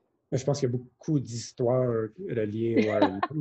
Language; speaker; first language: French; native; French